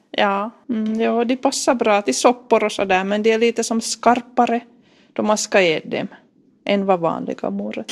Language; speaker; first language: Swedish; native; Swedish